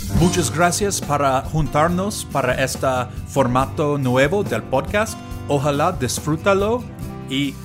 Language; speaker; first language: Spanish; non-native, learner; English